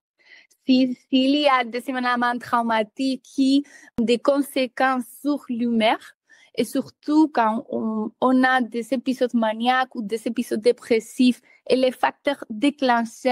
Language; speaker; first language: French; native; French